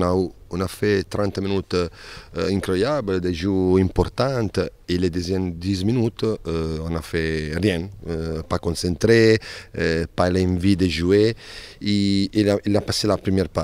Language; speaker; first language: French; non-native, fluent; Spanish